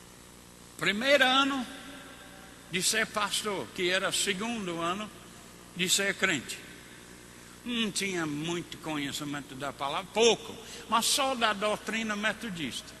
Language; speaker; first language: Portuguese; non-native, fluent; English